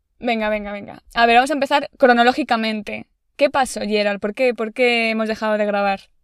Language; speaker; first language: Spanish; native; Spanish